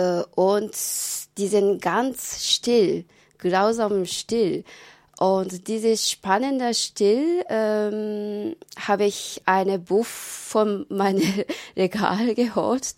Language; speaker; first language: German; non-native, learner; Japanese